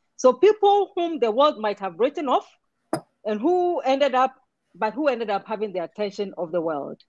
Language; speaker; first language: English; non-native, local second language; Akan